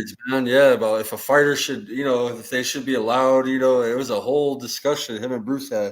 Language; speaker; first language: English; native; English